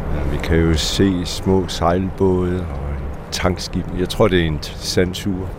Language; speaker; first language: Danish; non-native, local second language; Kalaallisut